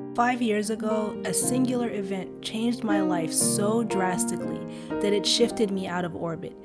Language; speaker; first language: English; early bilingual, other home language; Arabic